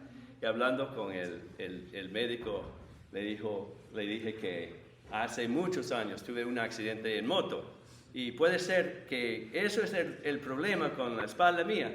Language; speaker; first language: Spanish; non-native, fluent; English